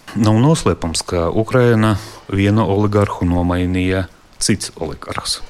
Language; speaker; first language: Latvian; non-native, local second language; Russian